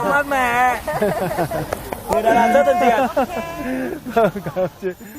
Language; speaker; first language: Vietnamese; non-native, learner; Korean